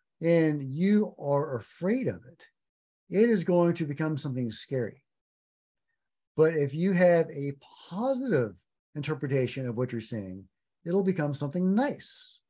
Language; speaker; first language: English; native; English